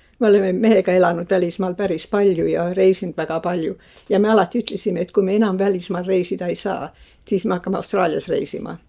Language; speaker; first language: Estonian; early bilingual, heritage; Estonian